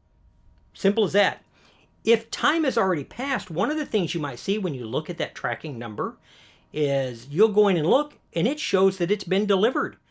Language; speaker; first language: English; native; English